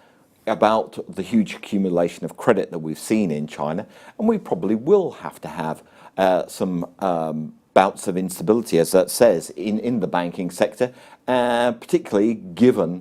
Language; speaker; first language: English; native; English